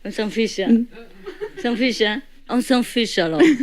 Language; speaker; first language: French; non-native, learner; Vietnamese